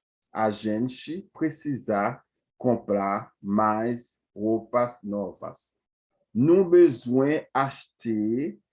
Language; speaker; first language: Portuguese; non-native, fluent; Haitian Creole